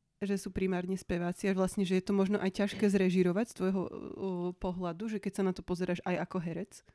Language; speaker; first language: Slovak; native; Slovak